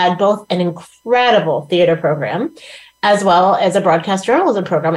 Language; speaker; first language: English; native; English